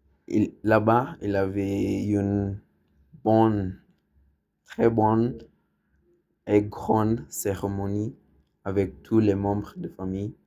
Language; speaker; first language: French; non-native, learner; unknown